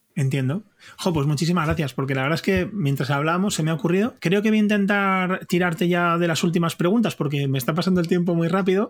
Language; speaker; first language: Spanish; native; Spanish